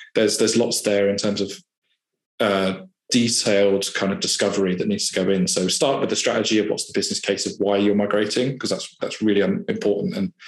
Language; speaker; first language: English; native; English